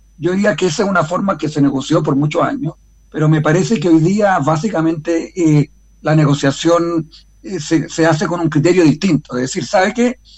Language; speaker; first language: Spanish; native; Spanish